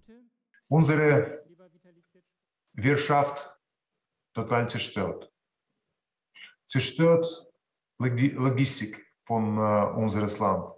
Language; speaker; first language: German; non-native, fluent; Russian